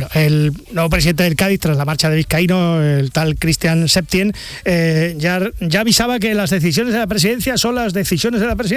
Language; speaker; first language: Spanish; native; Spanish